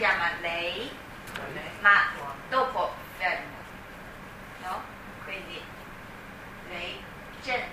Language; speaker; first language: Italian; non-native, learner; Chinese